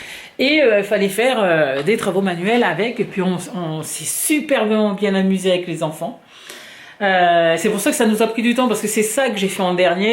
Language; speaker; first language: French; native; French